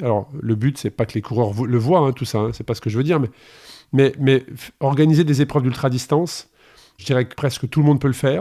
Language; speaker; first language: French; native; French